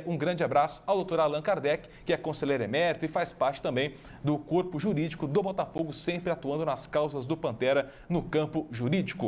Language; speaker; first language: Portuguese; native; Portuguese